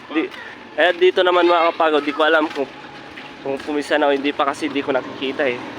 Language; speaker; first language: Filipino; native; Filipino